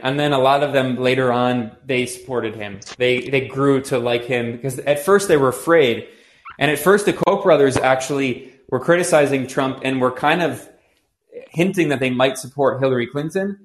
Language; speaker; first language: English; native; English